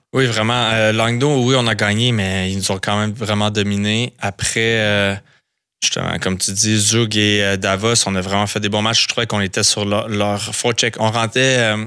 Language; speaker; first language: French; native; French